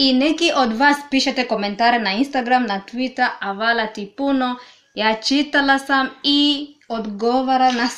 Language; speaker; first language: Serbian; non-native, learner; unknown